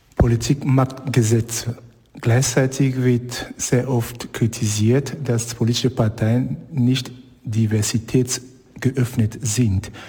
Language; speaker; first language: German; native; German